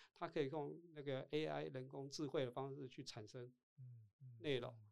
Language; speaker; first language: Chinese; non-native, local second language; Min Nan Chinese